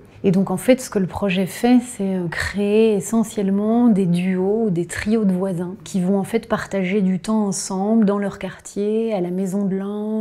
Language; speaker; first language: French; native; French